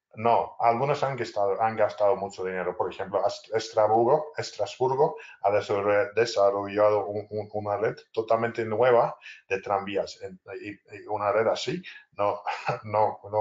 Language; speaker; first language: Spanish; non-native, fluent; English